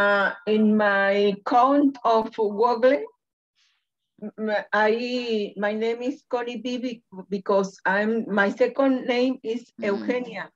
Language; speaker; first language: English; non-native, learner; Spanish